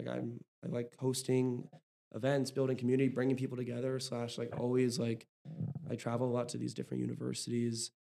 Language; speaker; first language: English; native; English